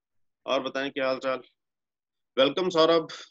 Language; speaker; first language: Hindi; native; Hindi